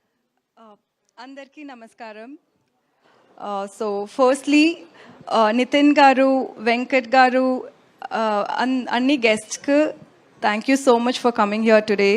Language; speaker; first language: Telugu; non-native, learner; Tamil